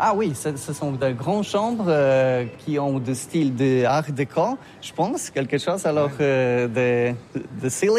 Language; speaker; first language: French; non-native, learner; Polish